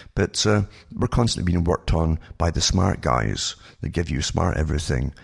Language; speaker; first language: English; native; English